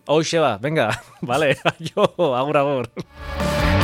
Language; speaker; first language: Basque; native; Basque